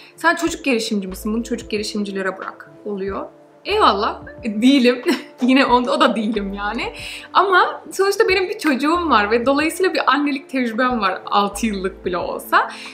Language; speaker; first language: Turkish; early bilingual, heritage; Turkish